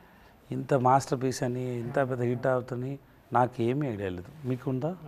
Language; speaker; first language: Telugu; non-native, learner; Tamil